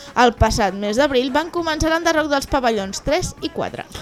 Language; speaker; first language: Catalan; native; Catalan